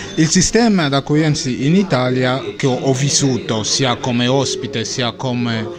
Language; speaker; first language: Italian; non-native, fluent; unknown